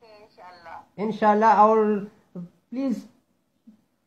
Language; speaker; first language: English; non-native, learner; Urdu